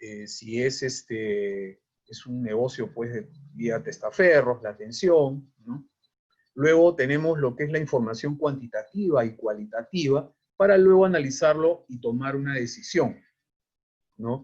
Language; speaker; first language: Spanish; native; Spanish